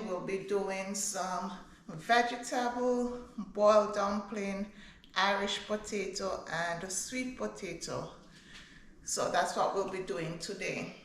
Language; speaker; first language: English; non-native, local second language; Jamaican Creole English